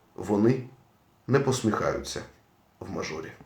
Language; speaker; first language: Ukrainian; native; Ukrainian